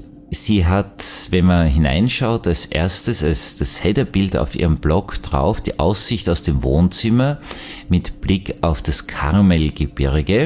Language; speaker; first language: German; native; German